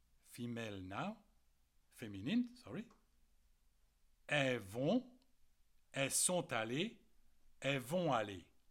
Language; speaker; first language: French; native; French